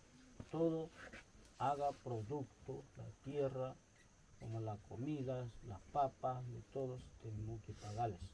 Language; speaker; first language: Spanish; non-native, local second language; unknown